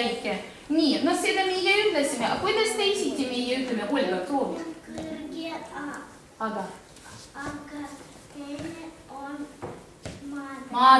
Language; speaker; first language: Estonian; non-native, local second language; Russian